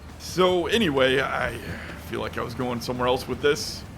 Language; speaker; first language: English; native; English